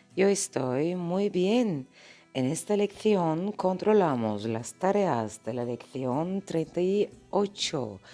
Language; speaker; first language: Spanish; non-native, fluent; Turkish